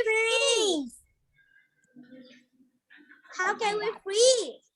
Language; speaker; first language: English; non-native, learner; Vietnamese